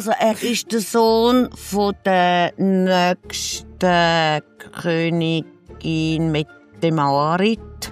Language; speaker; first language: German; native; German